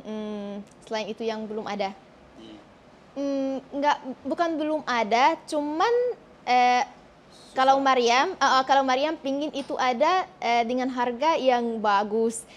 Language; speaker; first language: Indonesian; non-native, fluent; Arabic